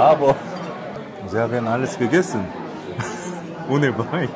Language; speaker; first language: German; non-native, fluent; Korean